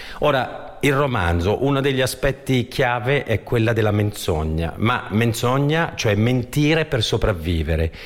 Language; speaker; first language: Italian; native; Italian